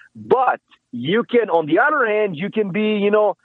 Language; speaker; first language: English; non-native, fluent; Hebrew